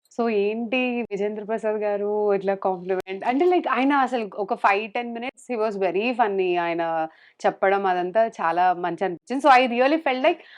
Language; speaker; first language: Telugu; native; Telugu